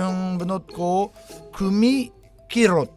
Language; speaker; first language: Filipino; non-native, learner; Japanese